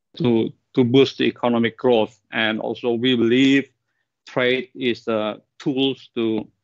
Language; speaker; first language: English; non-native, fluent; Indonesian